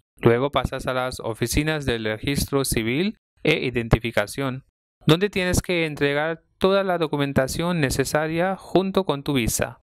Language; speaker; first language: Spanish; non-native, fluent; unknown